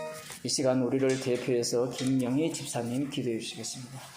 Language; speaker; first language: Korean; native; Korean